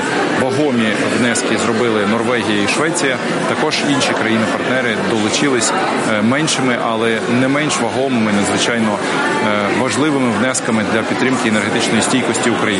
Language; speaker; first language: Ukrainian; native; Ukrainian